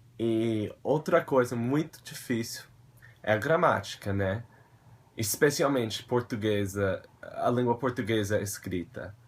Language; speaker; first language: Portuguese; non-native, fluent; English